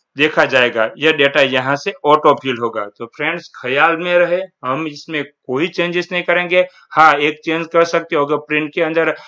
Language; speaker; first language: Hindi; non-native, local second language; Gujarati